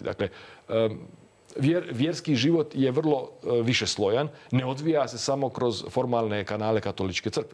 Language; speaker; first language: Croatian; native; Croatian